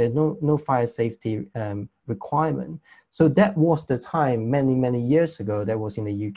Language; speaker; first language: English; non-native, local second language; Chinese